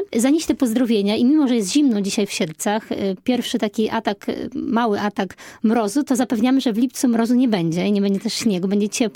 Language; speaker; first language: Polish; native; Polish